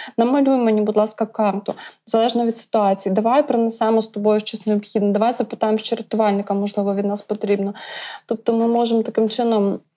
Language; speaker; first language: Ukrainian; native; Ukrainian